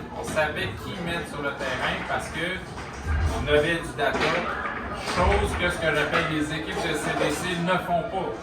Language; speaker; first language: French; native; French